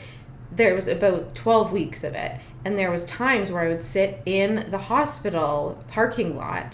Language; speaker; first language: English; native; English